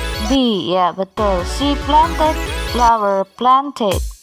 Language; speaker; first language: English; non-native, learner; Javanese